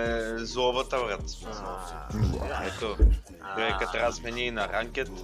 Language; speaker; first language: Bulgarian; native; Bulgarian